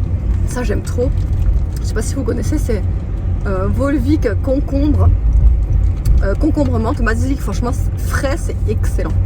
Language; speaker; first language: French; native; French